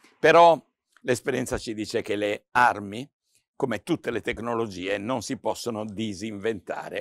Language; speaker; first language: Italian; native; Italian